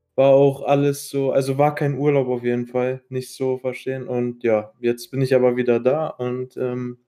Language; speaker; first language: German; early bilingual, other home language; Arabic